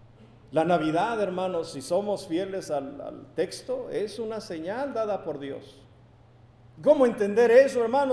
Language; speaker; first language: Spanish; native; Spanish